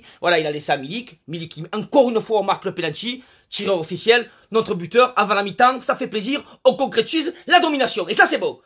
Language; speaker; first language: French; native; French